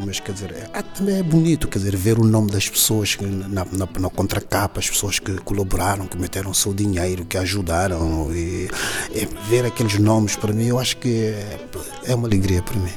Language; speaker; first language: Portuguese; non-native, local second language; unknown